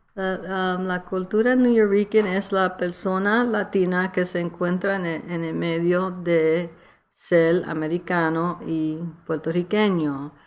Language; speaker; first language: Spanish; early bilingual, heritage; Spanish